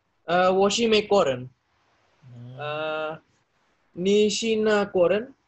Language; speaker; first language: Chinese; non-native, learner; Indonesian